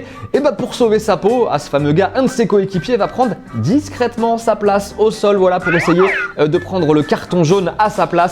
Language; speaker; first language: French; native; French